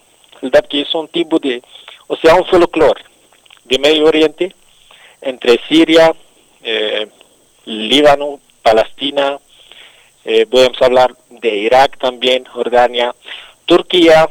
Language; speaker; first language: Spanish; non-native, local second language; Arabic